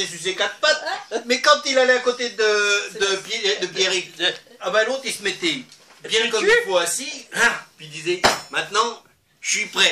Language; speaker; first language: French; native; French